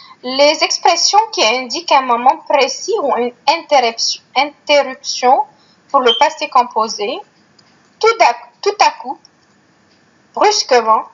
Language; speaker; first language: French; non-native, fluent; Arabic